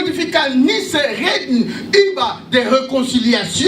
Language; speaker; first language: German; non-native, learner; French